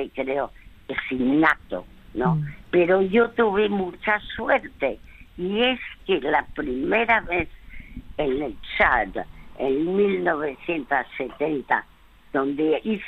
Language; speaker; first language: Spanish; early bilingual, other home language; French